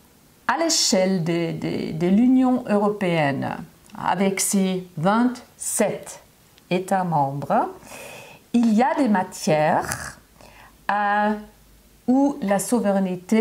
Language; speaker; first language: French; non-native, fluent; German